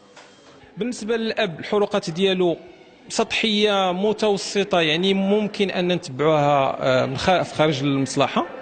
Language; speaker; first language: Arabic; native; Arabic